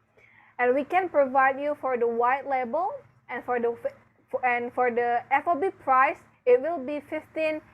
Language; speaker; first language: English; non-native, fluent; Indonesian